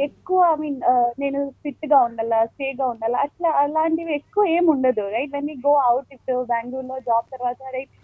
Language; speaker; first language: Telugu; non-native, local second language; Malayalam